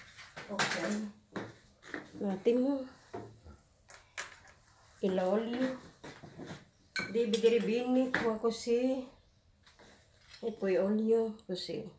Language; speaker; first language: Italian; non-native, learner; Filipino